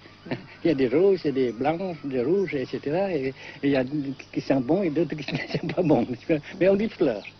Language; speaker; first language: French; non-native, fluent; Vietnamese